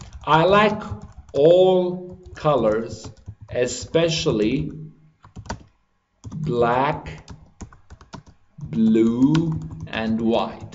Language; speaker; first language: English; non-native, fluent; Persian